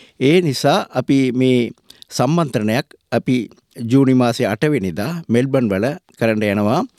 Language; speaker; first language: Sinhala; non-native, local second language; Tamil